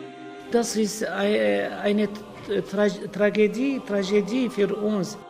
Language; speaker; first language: German; non-native, learner; Arabic